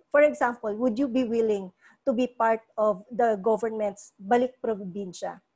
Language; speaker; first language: English; non-native, local second language; Cebuano